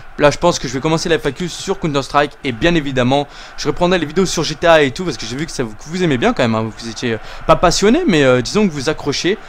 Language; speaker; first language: French; native; French